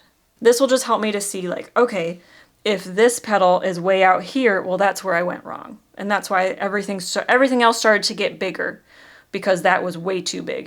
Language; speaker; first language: English; native; English